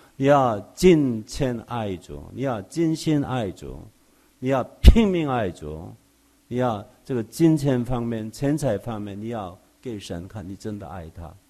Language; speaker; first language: Chinese; non-native, fluent; Korean